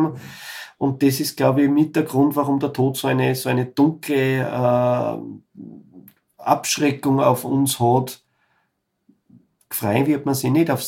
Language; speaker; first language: German; native; German